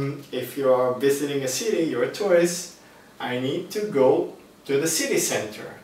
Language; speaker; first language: English; non-native, fluent; Italian